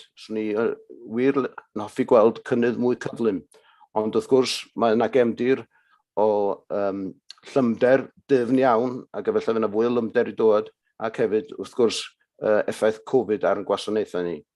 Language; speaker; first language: Welsh; native; Welsh